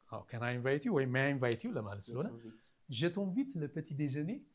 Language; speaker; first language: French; non-native, fluent; Amharic